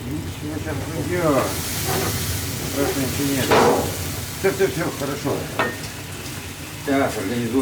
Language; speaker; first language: Russian; native; Russian